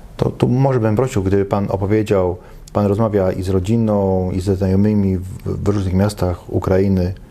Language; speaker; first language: Polish; native; Polish